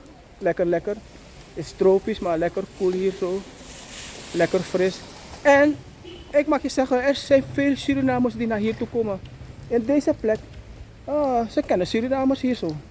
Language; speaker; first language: Dutch; non-native, local second language; Sranan Tongo